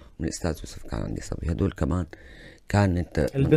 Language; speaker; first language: Arabic; native; Arabic